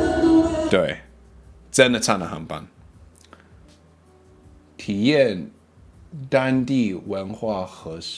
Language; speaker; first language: Chinese; early bilingual, heritage; English